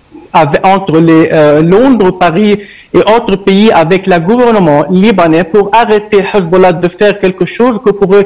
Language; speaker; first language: French; non-native, fluent; Arabic